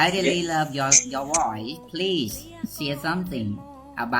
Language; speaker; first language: English; non-native, learner; Khmer